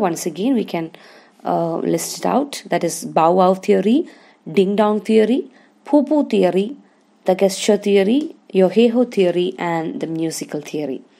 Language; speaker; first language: English; non-native, local second language; Malayalam